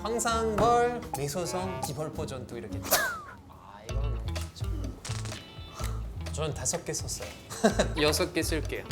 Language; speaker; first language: Korean; non-native, fluent; French